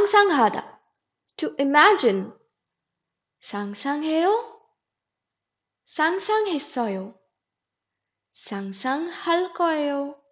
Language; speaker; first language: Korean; non-native, fluent; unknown